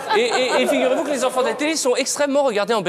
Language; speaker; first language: French; native; French